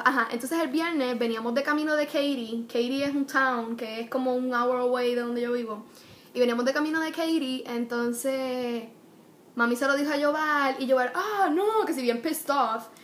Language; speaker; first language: Spanish; early bilingual, heritage; Spanish